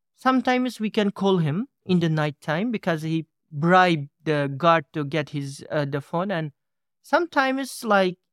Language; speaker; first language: English; non-native, fluent; Uyghur